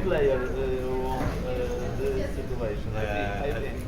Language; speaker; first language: English; non-native, learner; Polish